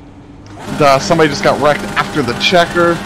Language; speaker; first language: English; native; English